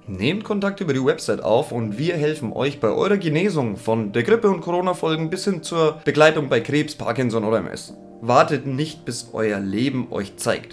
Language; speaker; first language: German; native; German